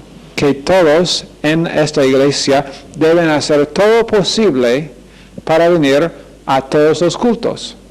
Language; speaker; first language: Spanish; non-native, fluent; English